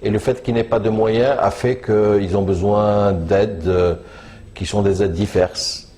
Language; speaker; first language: French; non-native, local second language; Arabic